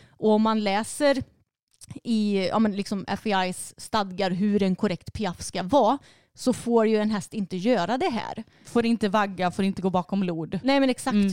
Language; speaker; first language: Swedish; native; Swedish